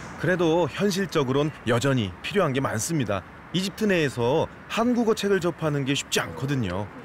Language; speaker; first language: Korean; native; Korean